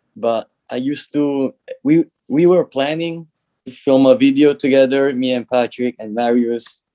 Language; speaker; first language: English; non-native, learner; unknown